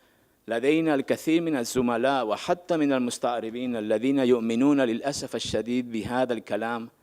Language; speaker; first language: Arabic; native; Arabic